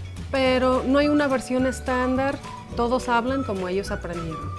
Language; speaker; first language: Spanish; non-native, fluent; English